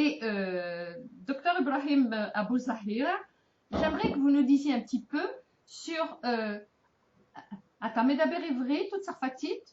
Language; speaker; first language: French; native; French